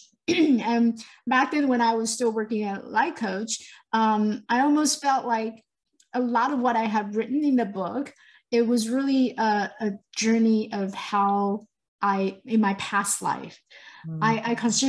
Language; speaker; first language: English; non-native, fluent; Chinese